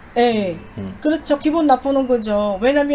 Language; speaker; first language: Korean; non-native, learner; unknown